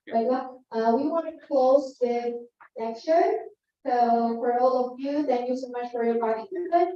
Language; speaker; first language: English; non-native, learner; Indonesian